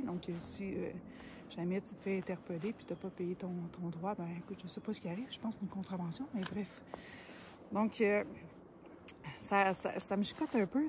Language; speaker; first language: French; native; French